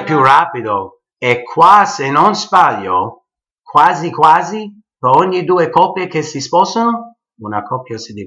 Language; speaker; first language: Italian; early bilingual, heritage; English